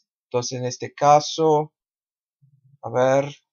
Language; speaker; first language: Spanish; non-native, fluent; Portuguese